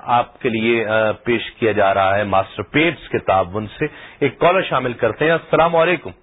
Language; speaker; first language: Urdu; native; Urdu